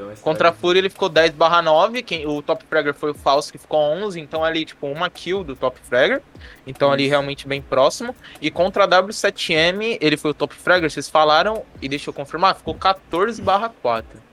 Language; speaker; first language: Portuguese; native; Portuguese